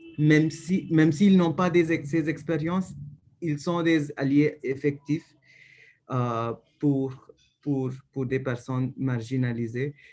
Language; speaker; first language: French; non-native, learner; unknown